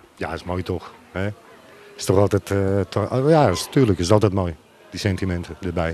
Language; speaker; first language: Dutch; native; Dutch